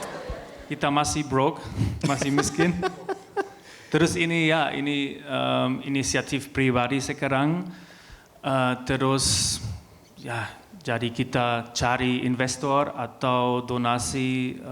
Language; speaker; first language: Indonesian; non-native, learner; German